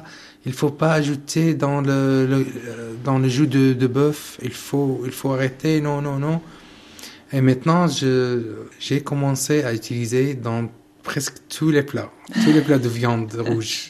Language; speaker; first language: French; non-native, learner; Arabic